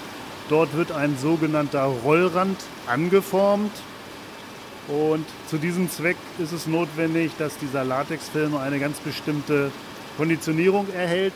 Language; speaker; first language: German; native; German